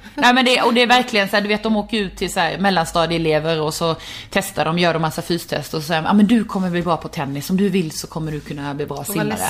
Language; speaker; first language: Swedish; native; Swedish